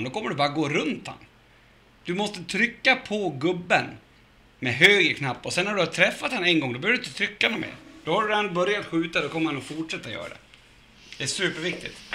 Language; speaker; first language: Swedish; native; Swedish